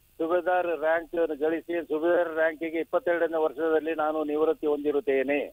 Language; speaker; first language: Kannada; non-native, local second language; Kodava